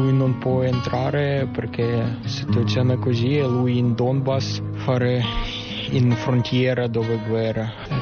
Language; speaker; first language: Italian; non-native, learner; Ukrainian